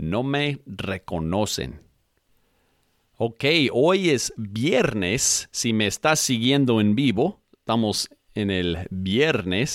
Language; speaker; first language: Spanish; non-native, fluent; English